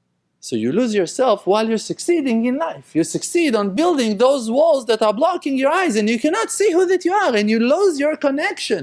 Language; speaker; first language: English; non-native, fluent; Hebrew